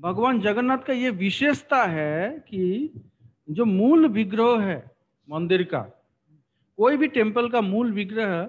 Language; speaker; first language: Hindi; non-native, local second language; Bangla